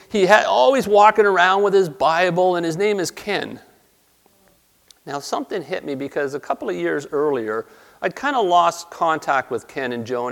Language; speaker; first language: English; native; English